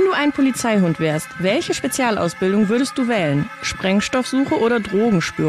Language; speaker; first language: German; native; German